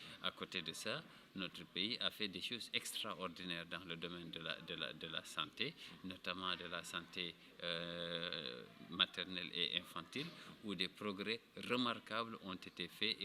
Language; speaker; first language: French; non-native, local second language; Wolof